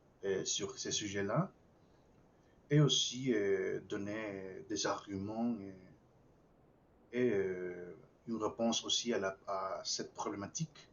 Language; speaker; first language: French; non-native, fluent; Spanish